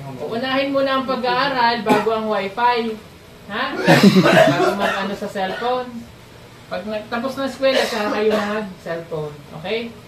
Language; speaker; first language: Filipino; native; Filipino